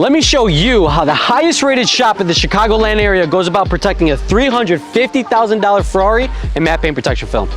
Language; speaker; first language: English; native; English